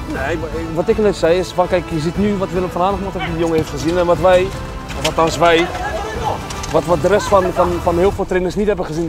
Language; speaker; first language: Dutch; native; Dutch